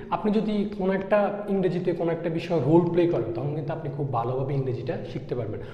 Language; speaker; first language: Bangla; native; Bangla